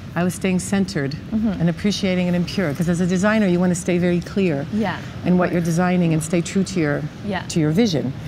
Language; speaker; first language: English; native; English